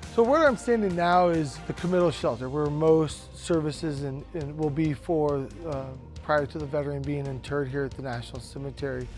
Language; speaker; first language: English; native; English